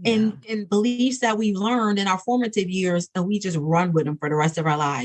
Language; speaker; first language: English; native; English